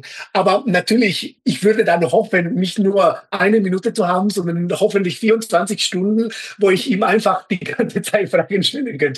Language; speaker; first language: German; non-native, fluent; Spanish